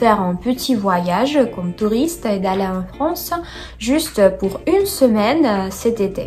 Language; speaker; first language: French; non-native, fluent; Russian